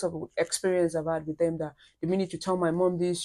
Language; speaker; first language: English; non-native, local second language; Yoruba